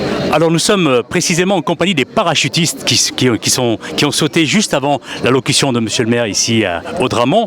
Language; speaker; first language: French; native; French